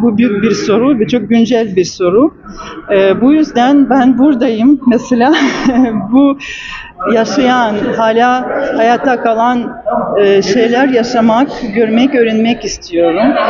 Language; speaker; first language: Turkish; non-native, learner; Russian